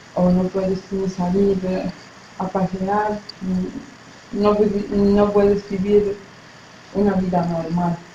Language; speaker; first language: Spanish; non-native, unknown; Arabic